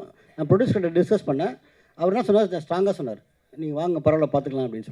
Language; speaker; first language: Tamil; native; Tamil